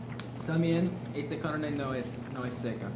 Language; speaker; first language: Spanish; non-native, learner; English